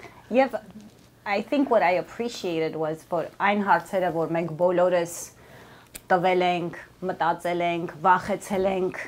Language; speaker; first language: English; early bilingual, other home language; Armenian